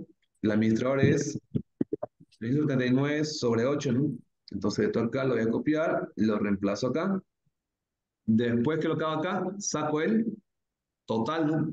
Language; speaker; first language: Spanish; native; Spanish